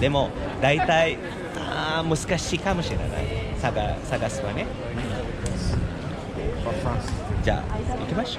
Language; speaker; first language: Japanese; non-native, learner; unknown